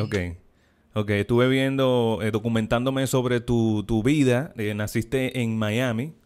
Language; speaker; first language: Spanish; native; Spanish